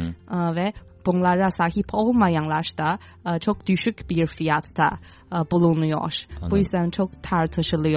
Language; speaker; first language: Turkish; non-native, fluent; Chinese